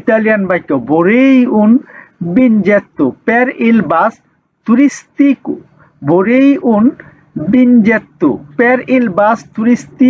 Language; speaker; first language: Italian; non-native, learner; Bangla